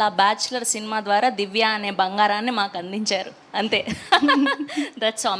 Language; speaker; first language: Telugu; native; Telugu